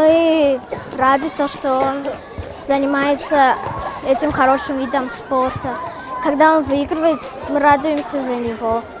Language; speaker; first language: Russian; non-native, local second language; Tajik